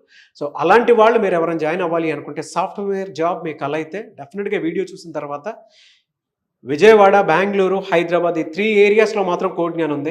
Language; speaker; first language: Telugu; native; Telugu